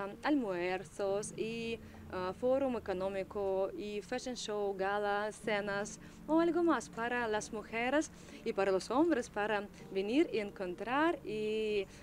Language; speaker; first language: Spanish; non-native, learner; Russian